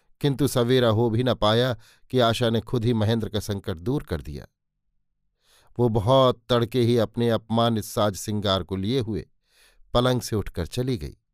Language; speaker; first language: Hindi; native; Hindi